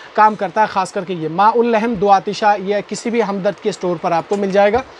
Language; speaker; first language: Hindi; native; Hindi